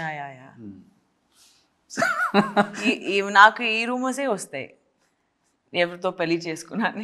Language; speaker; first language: Telugu; non-native, fluent; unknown